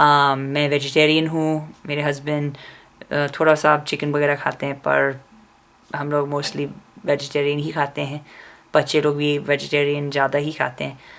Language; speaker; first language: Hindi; non-native, fluent; English